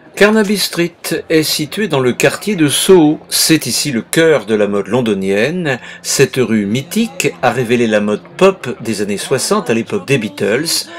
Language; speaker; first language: French; native; French